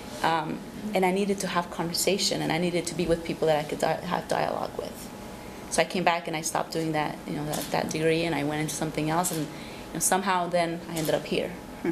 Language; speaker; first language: English; early bilingual, other home language; Spanish